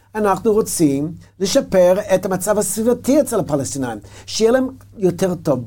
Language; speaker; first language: Hebrew; non-native, fluent; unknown